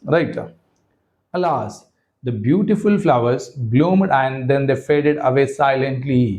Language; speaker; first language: English; non-native, local second language; Telugu